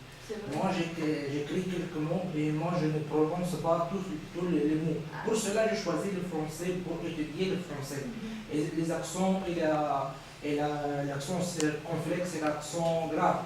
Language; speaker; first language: French; non-native, learner; Arabic